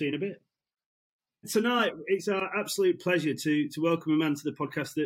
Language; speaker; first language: English; native; English